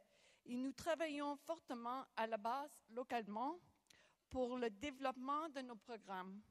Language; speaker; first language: French; non-native, local second language; English